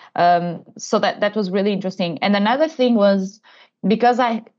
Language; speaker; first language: English; non-native, fluent; Portuguese